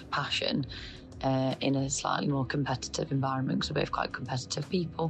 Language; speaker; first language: English; native; English